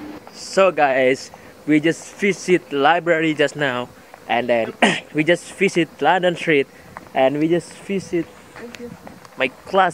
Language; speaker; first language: English; non-native, learner; Indonesian